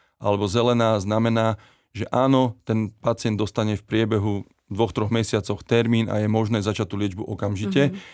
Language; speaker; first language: Slovak; native; Slovak